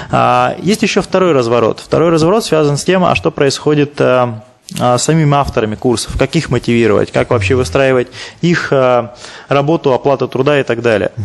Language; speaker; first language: Russian; native; Russian